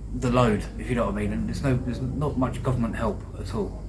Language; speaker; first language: English; native; English